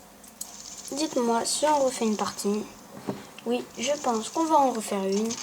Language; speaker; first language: French; native; French